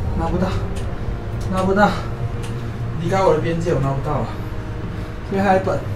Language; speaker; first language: Chinese; native; Chinese